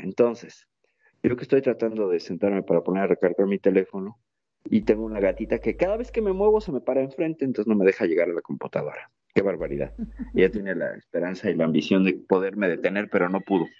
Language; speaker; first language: Spanish; native; Spanish